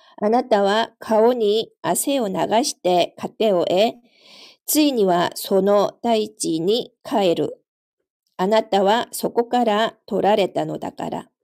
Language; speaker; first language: Japanese; non-native, fluent; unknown